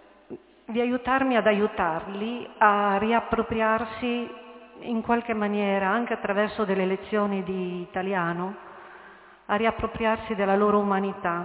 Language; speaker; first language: Italian; native; Italian